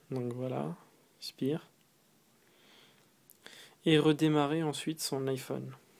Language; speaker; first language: French; native; French